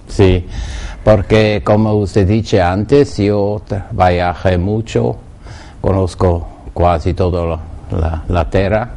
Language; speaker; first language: Spanish; non-native, learner; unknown